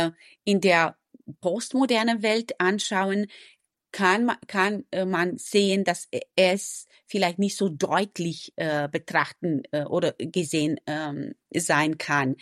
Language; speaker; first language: German; non-native, fluent; Romanian